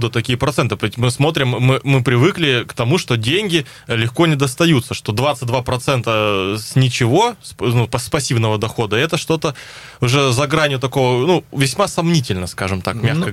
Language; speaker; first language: Russian; native; Russian